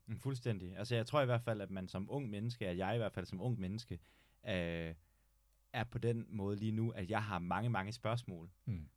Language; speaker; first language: Danish; native; Danish